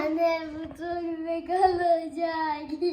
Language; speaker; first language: Turkish; early bilingual, heritage; Turkish